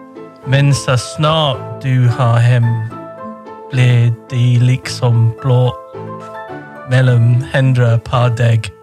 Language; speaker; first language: Norwegian; non-native, learner; English